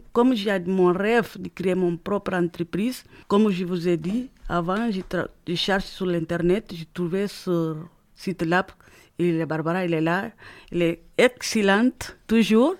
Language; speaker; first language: French; non-native, learner; Upper Guinea Crioulo